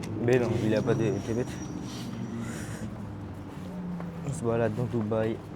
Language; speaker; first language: French; native; French